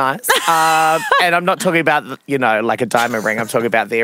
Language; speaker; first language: English; native; English